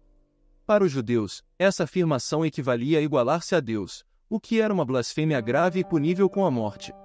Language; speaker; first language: Portuguese; native; Portuguese